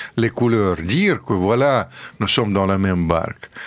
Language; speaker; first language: French; non-native, fluent; Russian